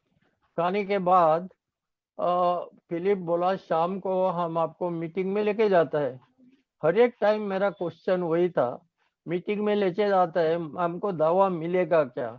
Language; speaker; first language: Hindi; non-native, local second language; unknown